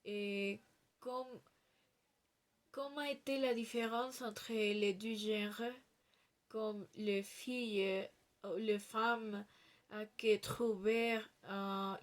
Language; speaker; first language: French; non-native, learner; Spanish